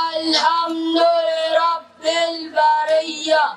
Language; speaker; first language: Arabic; non-native, learner; Swahili